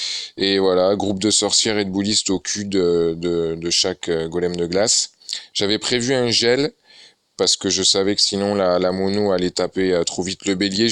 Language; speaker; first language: French; native; French